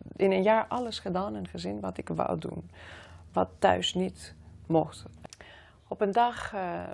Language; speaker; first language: Dutch; non-native, fluent; Greek